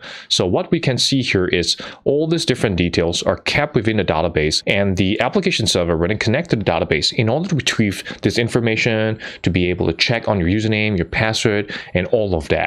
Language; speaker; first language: English; non-native, fluent; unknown